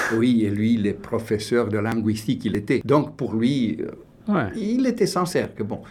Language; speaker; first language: French; non-native, fluent; Romanian